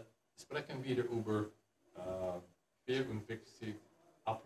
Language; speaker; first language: German; non-native, learner; English